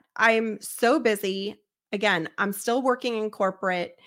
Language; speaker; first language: English; native; English